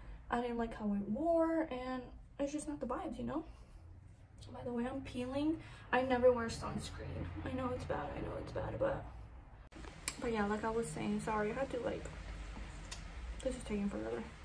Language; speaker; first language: English; early bilingual, other home language; Spanish